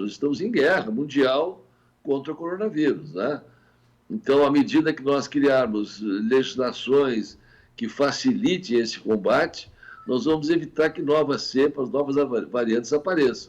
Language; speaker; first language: Portuguese; native; Portuguese